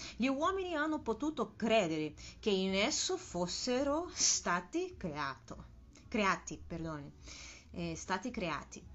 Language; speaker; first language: Italian; non-native, learner; Portuguese